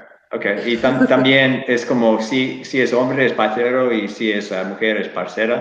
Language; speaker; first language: Spanish; non-native, learner; English